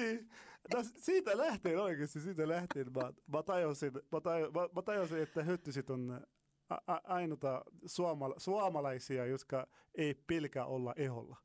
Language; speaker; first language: Finnish; non-native, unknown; Arabic